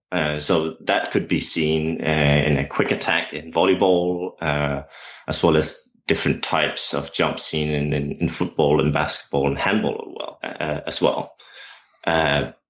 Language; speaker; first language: English; non-native, fluent; Danish